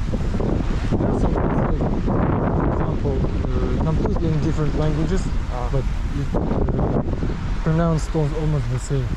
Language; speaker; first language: English; non-native, learner; Bashkir